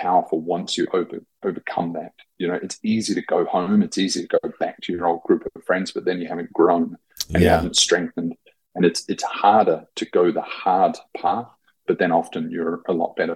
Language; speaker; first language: English; native; English